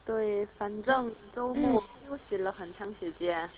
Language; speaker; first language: Chinese; non-native, learner; Korean